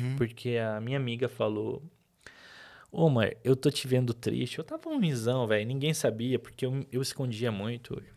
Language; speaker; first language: Portuguese; early bilingual, other home language; Arabic